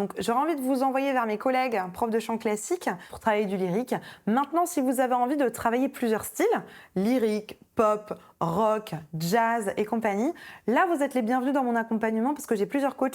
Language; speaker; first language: French; native; French